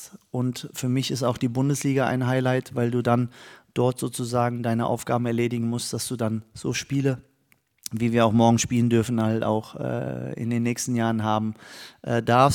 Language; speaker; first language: German; native; German